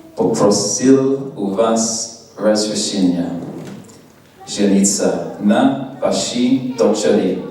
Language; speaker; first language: Russian; non-native, learner; English